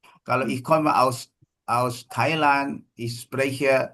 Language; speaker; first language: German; non-native, fluent; Indonesian